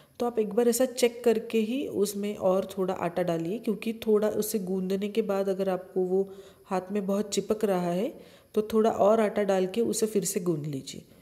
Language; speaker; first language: Hindi; non-native, local second language; Marathi